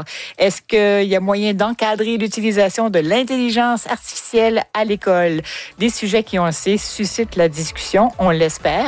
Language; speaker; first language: French; native; French